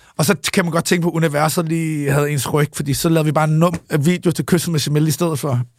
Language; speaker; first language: Danish; early bilingual, other home language; English